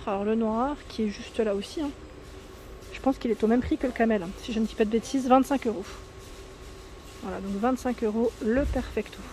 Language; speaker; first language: French; native; French